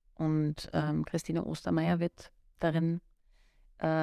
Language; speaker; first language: German; native; German